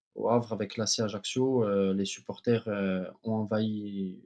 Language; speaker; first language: French; native; French